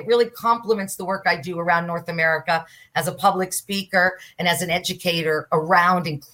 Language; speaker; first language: English; native; English